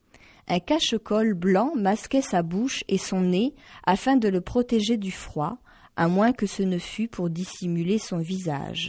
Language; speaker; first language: French; native; French